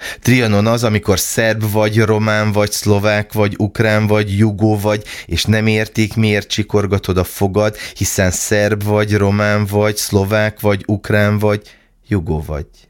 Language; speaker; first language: Hungarian; native; Hungarian